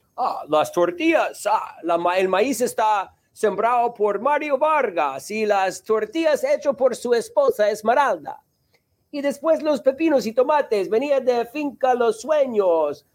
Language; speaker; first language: Spanish; non-native, fluent; English